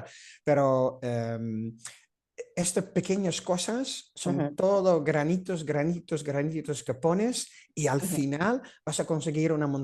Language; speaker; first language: Spanish; non-native, fluent; Dutch